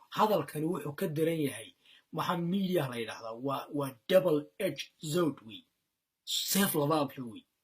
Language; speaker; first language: Somali; native; Somali